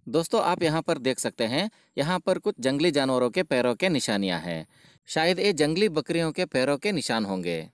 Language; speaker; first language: Hindi; non-native, local second language; Kannada